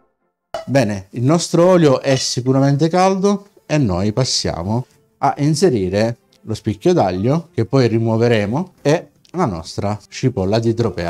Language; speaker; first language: Italian; native; Italian